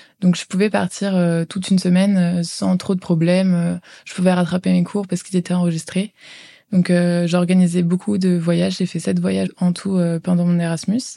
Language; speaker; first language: French; native; French